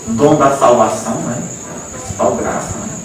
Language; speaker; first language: Portuguese; native; Portuguese